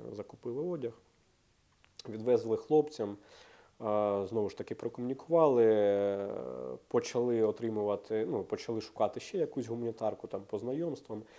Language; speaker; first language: Ukrainian; non-native, local second language; Russian